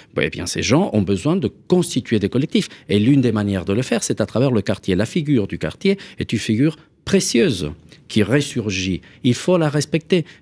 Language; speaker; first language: French; non-native, fluent; Spanish